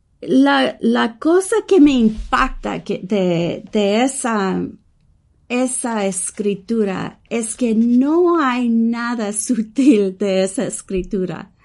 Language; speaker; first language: Spanish; early bilingual, heritage; English